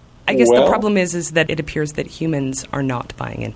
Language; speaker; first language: English; native; English